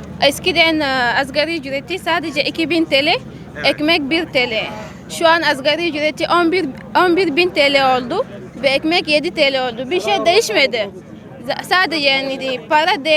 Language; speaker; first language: Turkish; non-native, learner; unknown